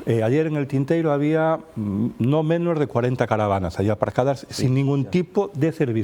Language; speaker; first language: Spanish; native; Spanish